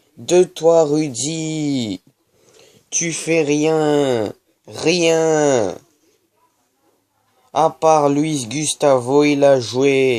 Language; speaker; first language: French; native; French